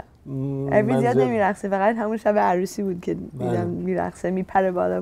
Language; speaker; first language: Persian; early bilingual, heritage; Persian